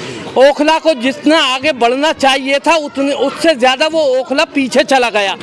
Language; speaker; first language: Hindi; native; Hindi